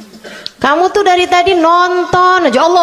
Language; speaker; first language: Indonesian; native; Indonesian